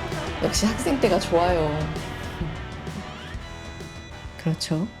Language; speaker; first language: Korean; native; Korean